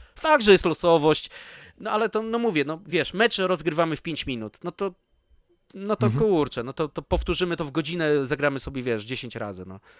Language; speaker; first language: Polish; native; Polish